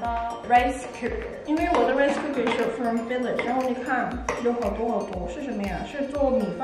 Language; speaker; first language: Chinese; non-native, learner; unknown